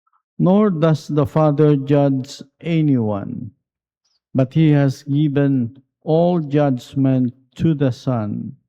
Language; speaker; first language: English; non-native, local second language; Filipino